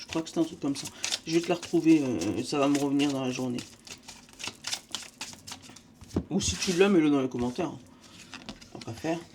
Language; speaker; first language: French; native; French